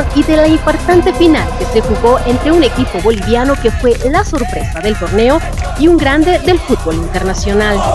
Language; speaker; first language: Spanish; native; Spanish